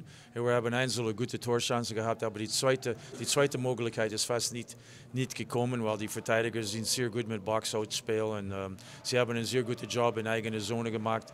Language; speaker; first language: German; non-native, fluent; English